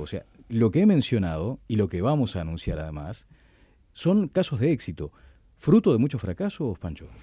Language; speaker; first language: Spanish; native; Spanish